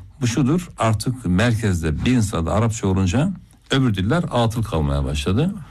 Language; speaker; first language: Turkish; non-native, local second language; Zaza